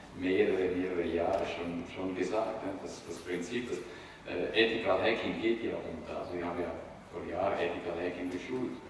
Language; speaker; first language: German; non-native, fluent; Italian